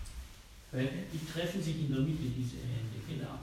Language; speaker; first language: German; native; German